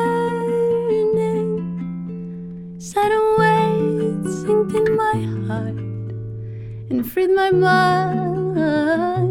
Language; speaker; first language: English; non-native, fluent; Catalan